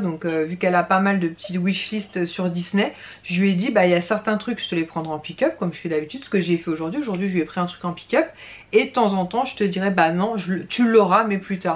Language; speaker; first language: French; native; French